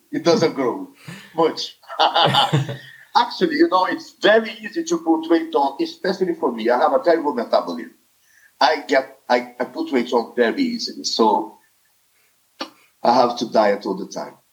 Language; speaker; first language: English; non-native, fluent; Portuguese